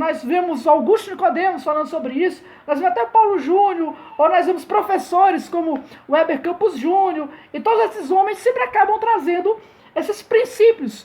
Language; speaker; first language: Portuguese; native; Portuguese